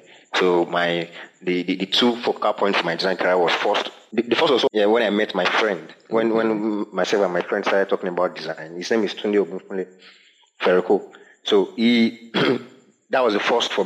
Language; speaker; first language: English; non-native, local second language; Yoruba